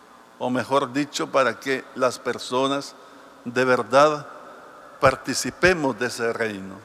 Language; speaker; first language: Spanish; native; Spanish